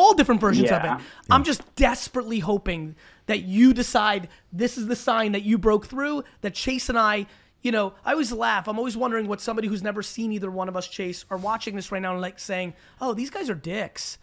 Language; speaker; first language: English; early bilingual, other home language; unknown